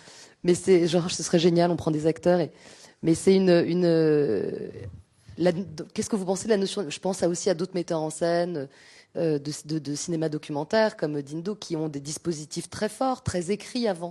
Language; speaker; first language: French; native; French